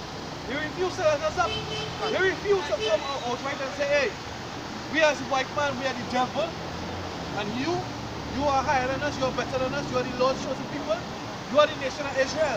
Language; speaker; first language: English; native; English